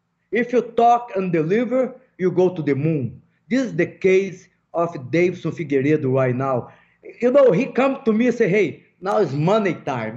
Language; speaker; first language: English; non-native, fluent; Portuguese